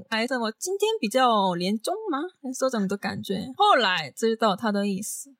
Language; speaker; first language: Chinese; non-native, learner; Korean